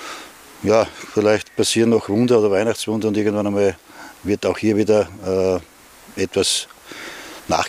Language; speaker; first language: German; native; German